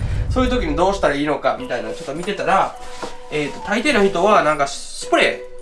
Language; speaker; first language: Japanese; native; Japanese